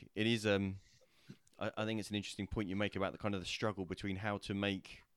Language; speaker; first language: English; native; English